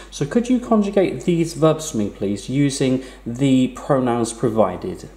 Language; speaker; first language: English; native; English